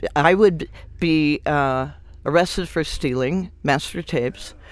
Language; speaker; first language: English; native; English